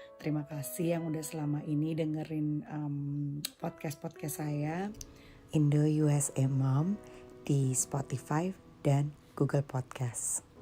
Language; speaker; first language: Indonesian; native; Indonesian